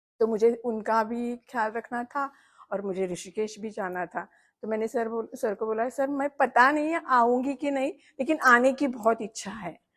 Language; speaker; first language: Hindi; non-native, local second language; Marathi